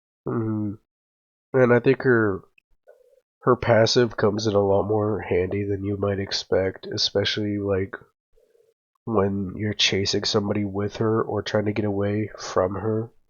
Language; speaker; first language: English; native; English